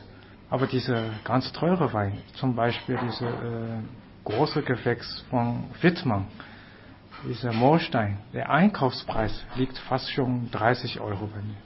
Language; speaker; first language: German; non-native, fluent; Chinese